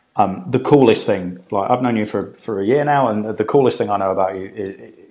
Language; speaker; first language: English; native; English